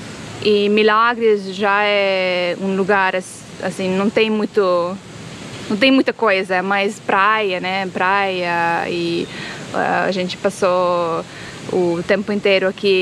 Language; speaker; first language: Portuguese; non-native, fluent; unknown